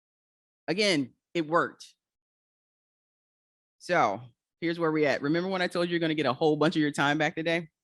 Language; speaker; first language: English; native; English